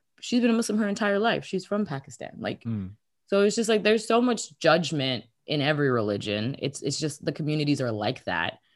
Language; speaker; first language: English; early bilingual, other home language; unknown